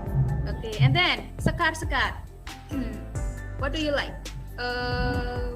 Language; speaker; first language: English; non-native, learner; Indonesian